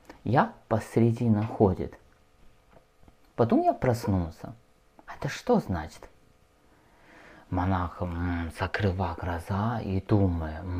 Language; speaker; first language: Russian; non-native, learner; Chinese